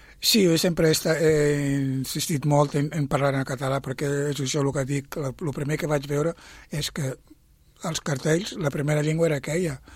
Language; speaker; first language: Catalan; non-native, fluent; Portuguese